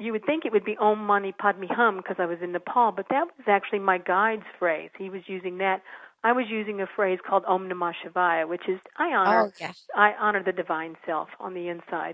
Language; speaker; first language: English; native; English